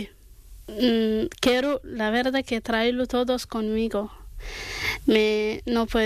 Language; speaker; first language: Spanish; non-native, learner; Arabic